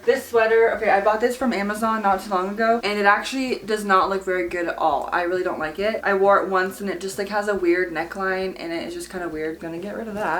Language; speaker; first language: English; native; English